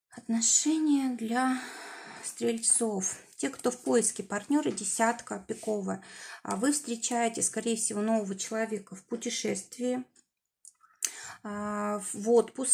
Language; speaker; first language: Russian; native; Russian